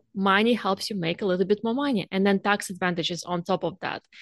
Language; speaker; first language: English; non-native, fluent; Russian